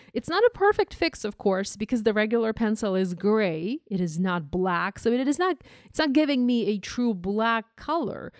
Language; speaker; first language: English; non-native, fluent; Ukrainian